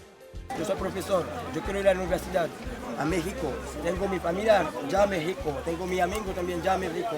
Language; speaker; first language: Spanish; non-native, learner; Haitian Creole